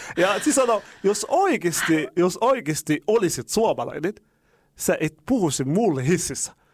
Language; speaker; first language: Finnish; non-native, fluent; Arabic